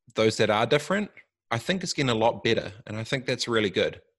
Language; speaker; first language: English; native; English